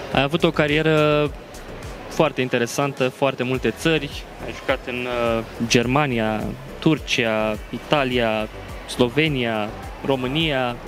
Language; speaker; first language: Romanian; native; Romanian